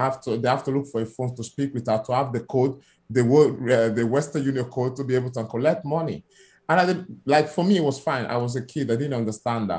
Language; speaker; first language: English; non-native, fluent; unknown